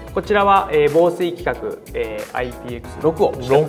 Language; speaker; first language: Japanese; native; Japanese